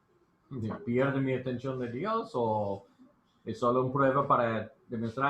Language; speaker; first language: Spanish; non-native, learner; English